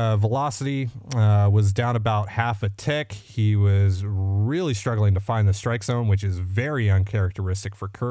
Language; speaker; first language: English; native; English